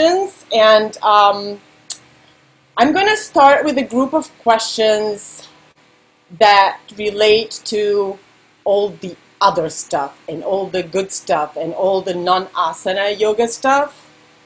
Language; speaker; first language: English; non-native, fluent; Serbian